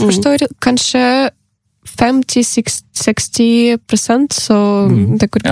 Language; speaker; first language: Norwegian; non-native, learner; Ukrainian